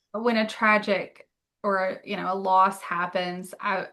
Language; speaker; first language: English; native; English